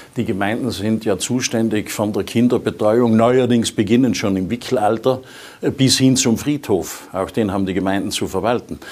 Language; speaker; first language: German; native; German